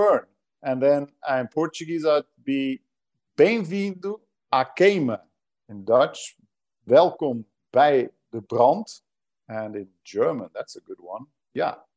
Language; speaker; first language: English; non-native, fluent; Portuguese